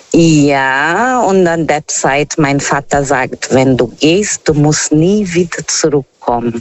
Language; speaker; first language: German; non-native, learner; Portuguese